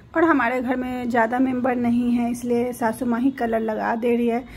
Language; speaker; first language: Hindi; native; Hindi